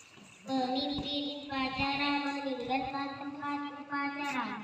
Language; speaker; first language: Indonesian; native; Indonesian